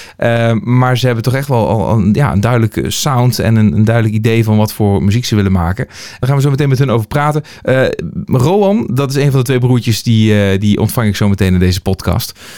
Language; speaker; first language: Dutch; native; Dutch